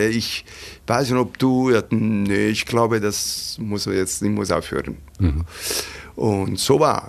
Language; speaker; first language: German; non-native, fluent; Italian